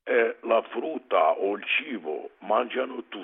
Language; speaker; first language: Italian; non-native, learner; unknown